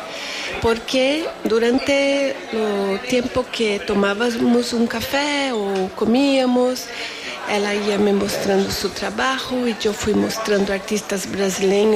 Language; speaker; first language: Spanish; non-native, fluent; Portuguese